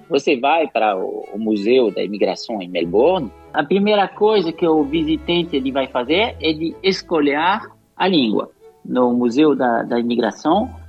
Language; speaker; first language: Portuguese; non-native, fluent; French